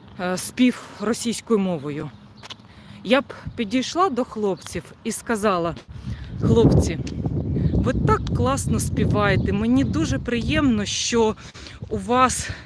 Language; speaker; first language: Ukrainian; non-native, local second language; Russian